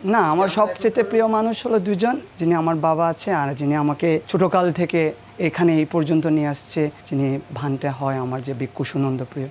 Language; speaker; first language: Bangla; non-native, local second language; Marma